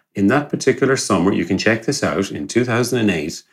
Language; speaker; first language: English; native; English